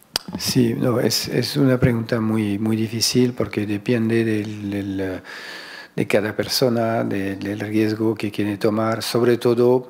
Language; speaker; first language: Spanish; non-native, fluent; French